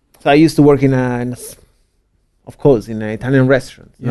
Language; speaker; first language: English; non-native, fluent; Italian